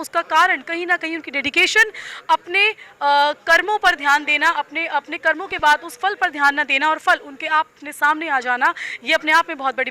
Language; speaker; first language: Hindi; native; Hindi